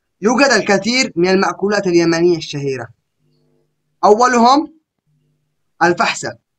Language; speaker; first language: Arabic; native; Arabic